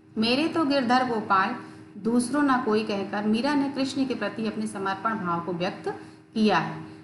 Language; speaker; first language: Hindi; native; Hindi